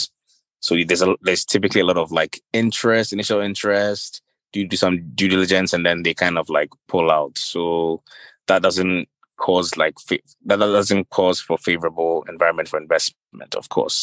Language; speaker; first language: English; non-native, local second language; Akan